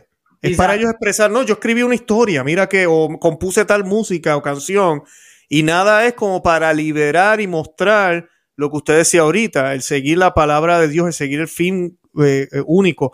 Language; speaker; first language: Spanish; native; Spanish